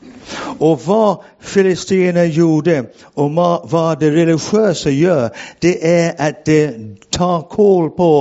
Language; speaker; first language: Swedish; non-native, fluent; English